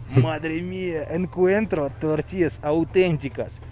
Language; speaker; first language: Spanish; non-native, learner; Russian